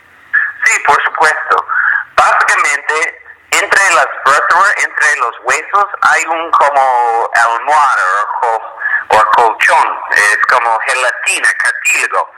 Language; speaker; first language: Spanish; non-native, fluent; English